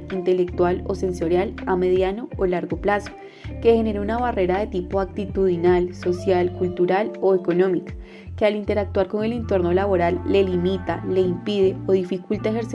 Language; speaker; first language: Spanish; native; Spanish